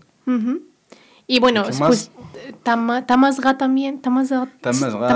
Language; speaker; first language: Spanish; non-native, local second language; Berber languages